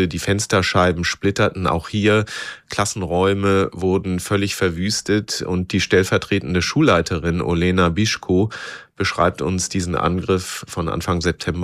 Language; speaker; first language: German; native; German